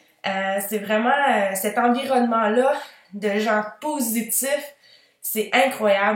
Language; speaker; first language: French; native; French